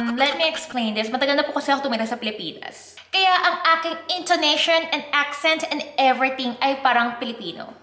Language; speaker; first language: Filipino; non-native, fluent; Korean